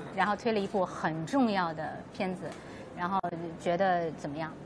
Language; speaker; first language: Chinese; native; Chinese